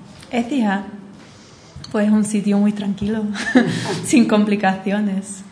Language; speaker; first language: Spanish; non-native, fluent; English